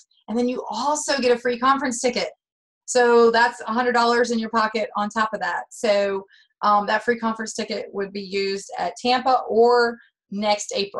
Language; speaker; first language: English; native; English